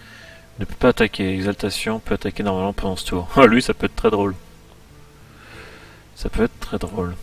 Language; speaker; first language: French; native; French